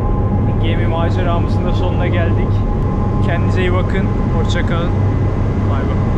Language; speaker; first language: Turkish; native; Turkish